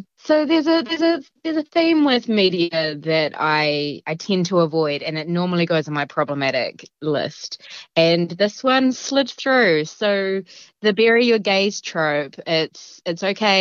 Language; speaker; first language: English; native; English